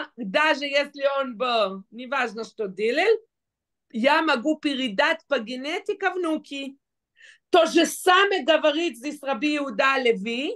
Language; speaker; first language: Russian; non-native, fluent; Hebrew